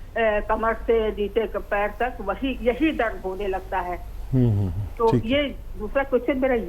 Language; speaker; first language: Hindi; native; Hindi